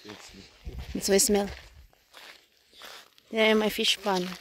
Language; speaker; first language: English; non-native, learner; Filipino